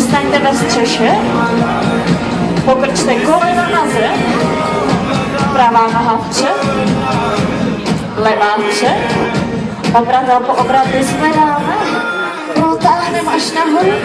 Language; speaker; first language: Czech; native; Czech